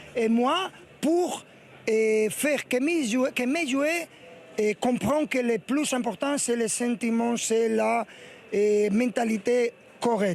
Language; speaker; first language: French; non-native, learner; Spanish